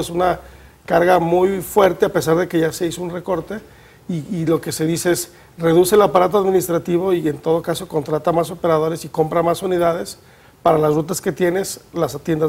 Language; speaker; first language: Spanish; native; Spanish